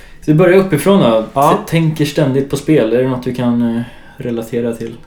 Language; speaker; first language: Swedish; native; Swedish